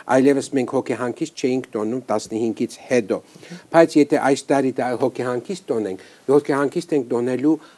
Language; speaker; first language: Armenian; early bilingual, heritage; Armenian